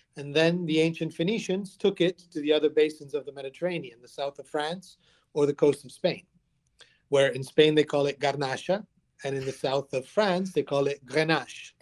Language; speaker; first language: English; early bilingual, other home language; Italian